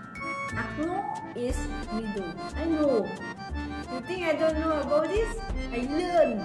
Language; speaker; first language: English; non-native, learner; Thai